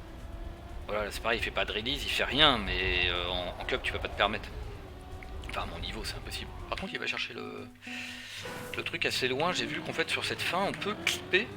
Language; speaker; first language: French; native; French